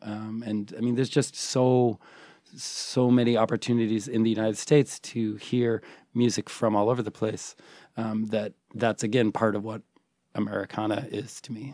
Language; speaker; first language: English; native; English